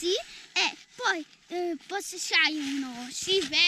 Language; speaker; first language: Italian; non-native, local second language; Ladin